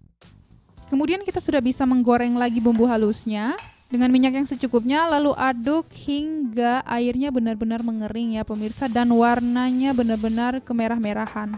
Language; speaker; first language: Indonesian; native; Indonesian